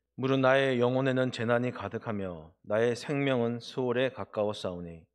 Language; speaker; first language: Korean; native; Korean